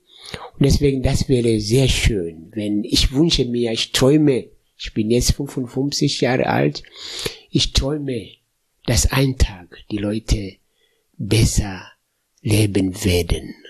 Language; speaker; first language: German; non-native, fluent; Swahili